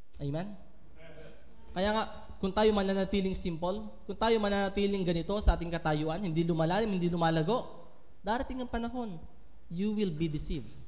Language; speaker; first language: Filipino; native; Filipino